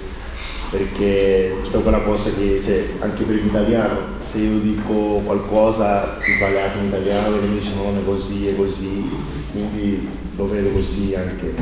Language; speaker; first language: Italian; non-native, learner; Spanish